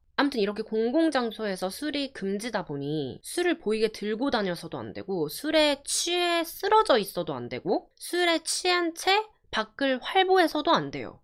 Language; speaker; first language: Korean; early bilingual, heritage; Korean